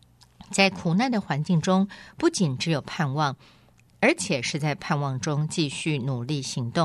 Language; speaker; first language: Chinese; native; Chinese